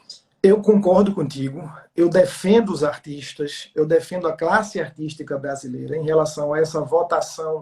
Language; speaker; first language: Portuguese; native; Portuguese